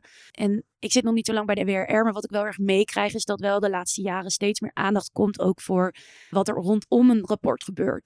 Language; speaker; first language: Dutch; native; Dutch